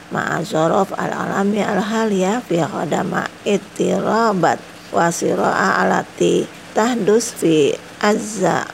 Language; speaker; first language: Arabic; non-native, fluent; Indonesian